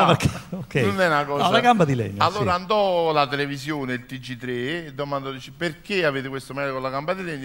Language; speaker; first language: Italian; native; Italian